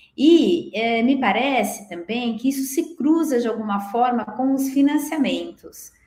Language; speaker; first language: Portuguese; native; Portuguese